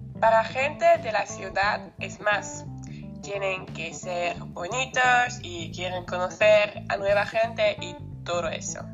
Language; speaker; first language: Spanish; non-native, learner; German